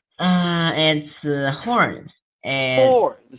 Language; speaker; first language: English; non-native, learner; Chinese